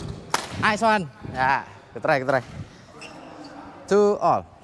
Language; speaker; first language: English; non-native, fluent; Indonesian